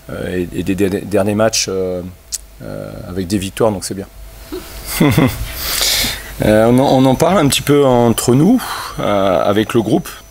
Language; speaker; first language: French; native; French